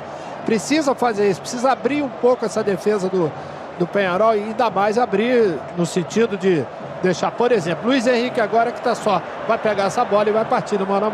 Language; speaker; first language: Portuguese; native; Portuguese